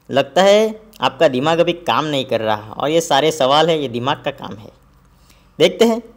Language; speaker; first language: Hindi; non-native, local second language; Gujarati